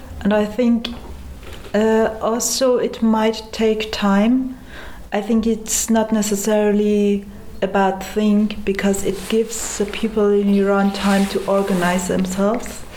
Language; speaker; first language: English; non-native, fluent; Persian